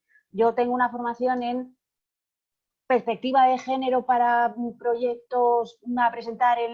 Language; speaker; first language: Spanish; native; Spanish